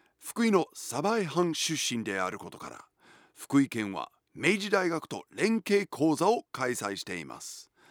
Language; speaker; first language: Japanese; non-native, fluent; English